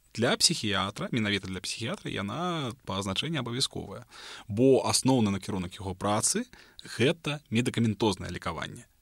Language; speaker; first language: Belarusian; non-native, local second language; Russian